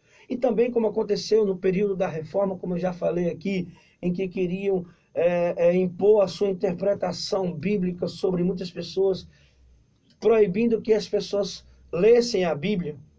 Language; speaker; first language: Portuguese; native; Portuguese